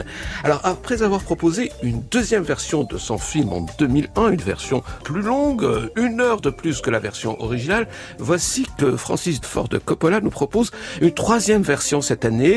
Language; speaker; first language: French; native; French